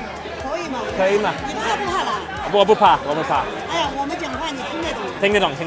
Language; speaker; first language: Chinese; non-native, learner; English